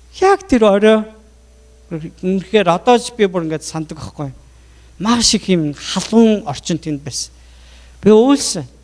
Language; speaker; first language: Mongolian; native; Mongolian